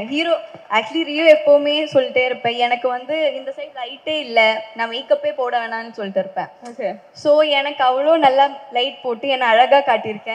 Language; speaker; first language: Tamil; non-native, fluent; Malayalam